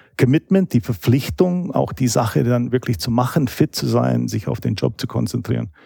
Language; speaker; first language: German; non-native, fluent; English